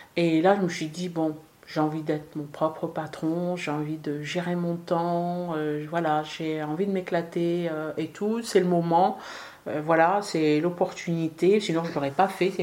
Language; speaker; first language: French; early bilingual, other home language; Arabic